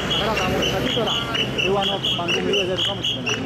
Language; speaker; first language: Japanese; non-native, learner; Spanish